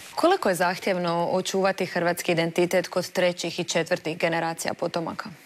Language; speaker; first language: Croatian; native; Croatian